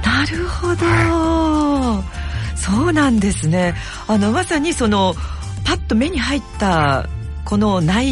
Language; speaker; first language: Japanese; native; Japanese